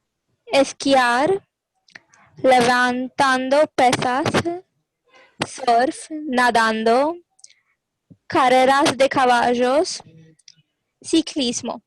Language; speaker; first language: Spanish; non-native, learner; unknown